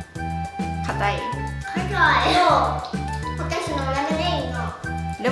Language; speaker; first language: Japanese; early bilingual, heritage; Japanese